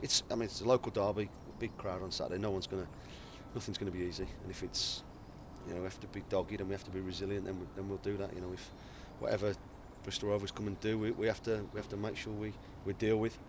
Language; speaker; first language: English; native; English